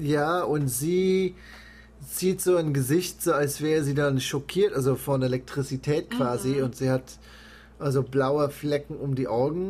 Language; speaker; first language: German; non-native, fluent; English